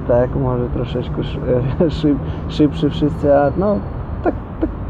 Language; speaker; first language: Polish; non-native, learner; Russian